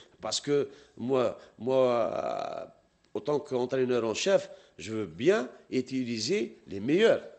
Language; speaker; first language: French; non-native, local second language; Arabic